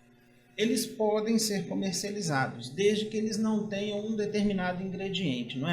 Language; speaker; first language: Portuguese; native; Portuguese